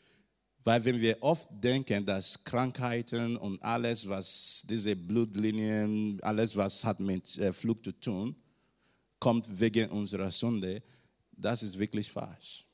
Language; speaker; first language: German; non-native, learner; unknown